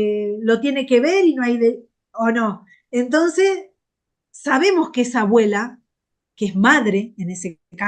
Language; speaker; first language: Spanish; native; Spanish